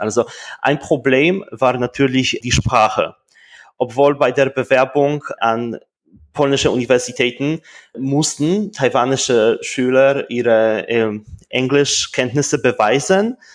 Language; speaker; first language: German; non-native, fluent; Polish